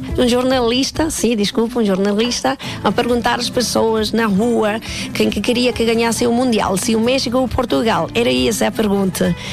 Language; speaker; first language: Portuguese; non-native, fluent; Spanish